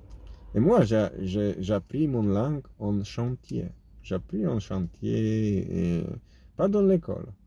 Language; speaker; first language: French; non-native, fluent; Polish